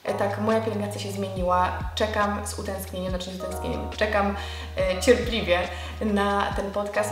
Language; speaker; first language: Polish; native; Polish